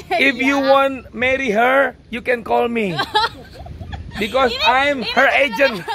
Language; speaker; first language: English; non-native, learner; Indonesian